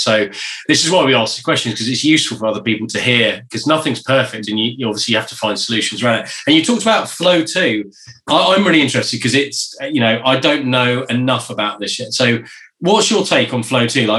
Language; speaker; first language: English; native; English